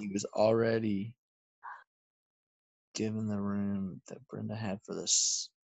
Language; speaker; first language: English; native; English